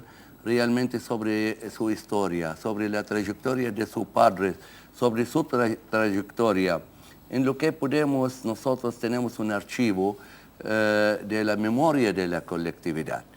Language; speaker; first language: Spanish; non-native, fluent; Arabic